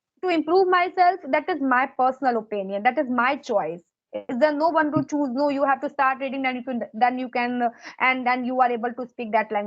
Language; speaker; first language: English; non-native, local second language; Hindi